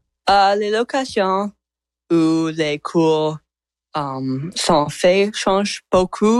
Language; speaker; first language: French; non-native, local second language; English